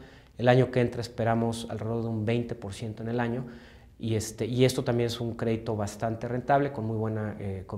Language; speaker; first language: Spanish; native; Spanish